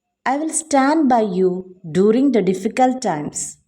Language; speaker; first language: English; non-native, local second language; Malayalam